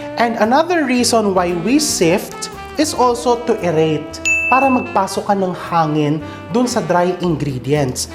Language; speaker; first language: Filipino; native; Filipino